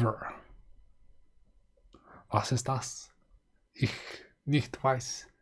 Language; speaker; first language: German; non-native, learner; Mongolian